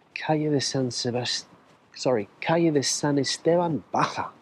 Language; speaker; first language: Spanish; non-native, fluent; English